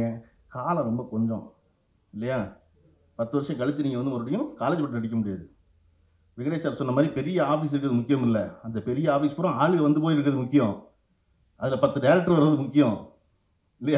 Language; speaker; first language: Tamil; native; Tamil